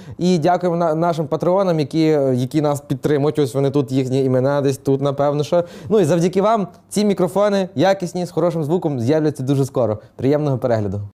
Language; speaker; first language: Ukrainian; native; Ukrainian